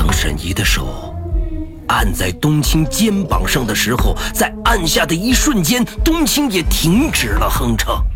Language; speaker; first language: Chinese; native; Chinese